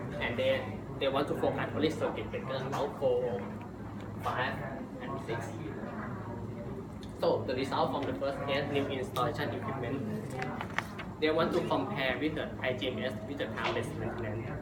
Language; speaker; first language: English; non-native, learner; Thai